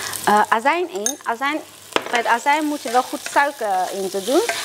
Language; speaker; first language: Dutch; non-native, fluent; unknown